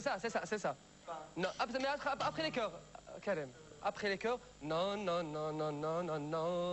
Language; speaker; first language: French; non-native, local second language; Arabic